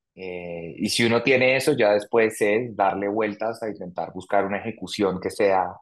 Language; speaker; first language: Spanish; native; Spanish